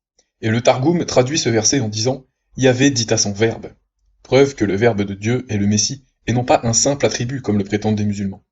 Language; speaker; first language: French; native; French